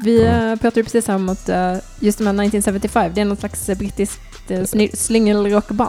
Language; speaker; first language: Swedish; native; Swedish